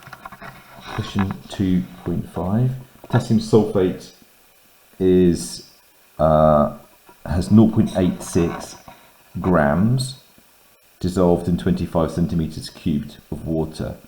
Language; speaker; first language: English; native; English